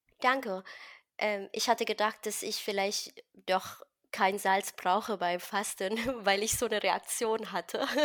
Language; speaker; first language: German; non-native, fluent; Filipino